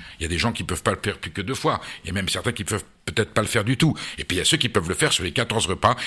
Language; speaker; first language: French; native; French